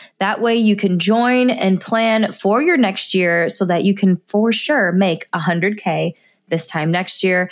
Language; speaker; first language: English; native; English